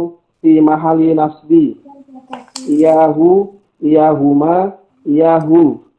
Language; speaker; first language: Arabic; non-native, learner; Indonesian